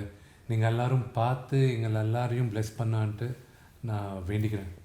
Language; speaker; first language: Tamil; non-native, local second language; Telugu